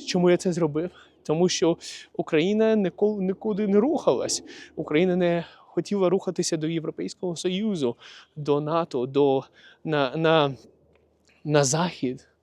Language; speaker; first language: Ukrainian; non-native, local second language; Russian